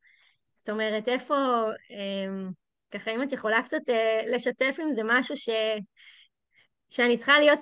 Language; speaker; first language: Hebrew; native; Hebrew